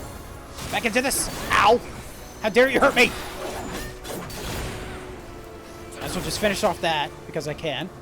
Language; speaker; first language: English; native; English